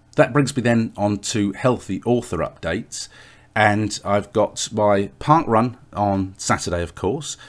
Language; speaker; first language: English; native; English